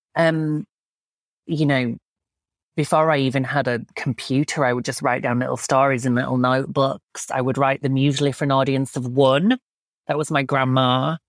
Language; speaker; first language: English; native; English